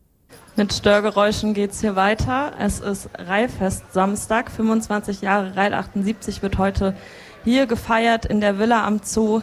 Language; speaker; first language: German; native; German